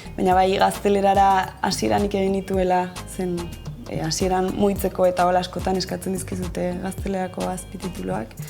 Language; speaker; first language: Basque; native; Basque